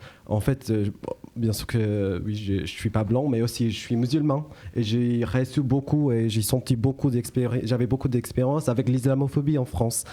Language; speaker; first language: French; non-native, learner; English